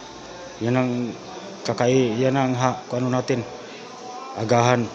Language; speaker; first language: Filipino; native; Filipino